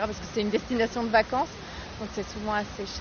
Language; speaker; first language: French; native; French